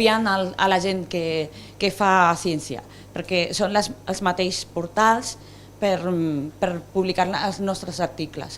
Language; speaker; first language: Catalan; non-native, local second language; Spanish